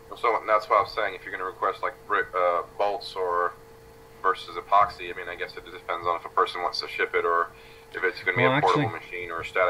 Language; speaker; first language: English; native; English